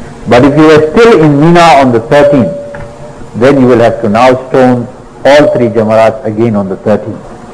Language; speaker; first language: English; native; English